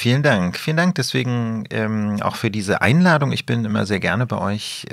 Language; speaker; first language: German; native; German